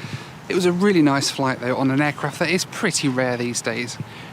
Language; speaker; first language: English; native; English